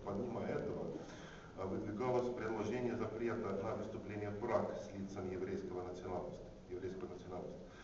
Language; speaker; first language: Russian; non-native, fluent; Finnish